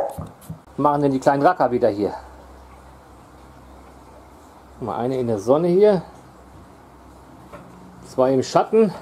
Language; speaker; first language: German; native; German